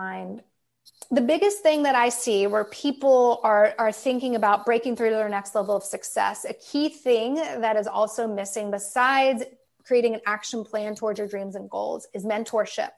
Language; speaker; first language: English; native; English